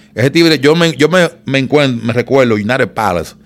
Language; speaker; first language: Spanish; native; Spanish